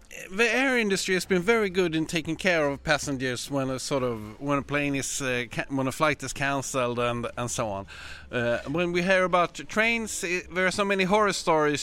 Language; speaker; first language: English; non-native, fluent; Swedish